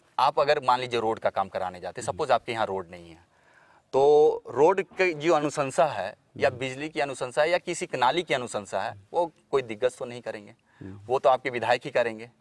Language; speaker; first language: Hindi; native; Hindi